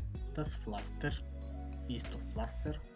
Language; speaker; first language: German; non-native, fluent; Macedonian